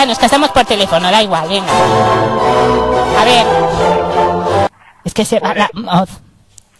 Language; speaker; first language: Spanish; native; Spanish